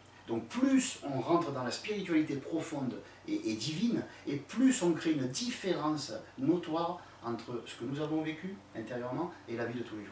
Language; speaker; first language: French; native; French